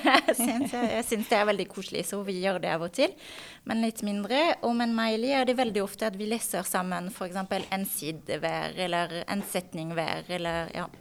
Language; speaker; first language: Norwegian; non-native, fluent; French